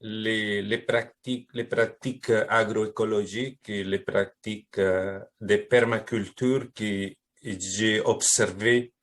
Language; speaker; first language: French; non-native, fluent; Spanish